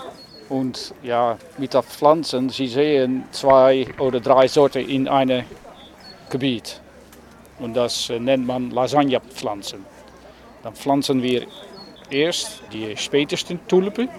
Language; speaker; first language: German; non-native, learner; Dutch